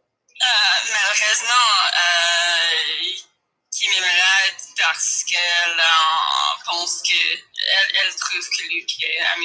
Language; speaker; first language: French; non-native, learner; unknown